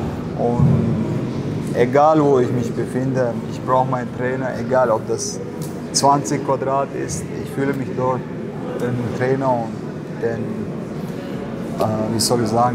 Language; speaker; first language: German; non-native, learner; Chechen